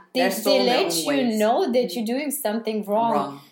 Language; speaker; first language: English; non-native, fluent; Lithuanian